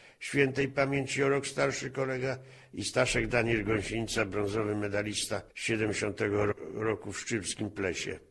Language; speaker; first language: Polish; native; Polish